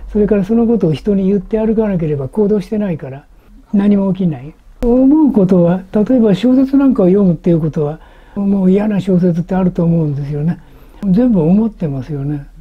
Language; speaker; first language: Japanese; native; Japanese